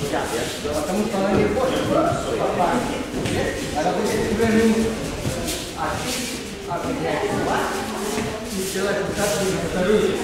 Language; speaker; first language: Russian; non-native, learner; Serbian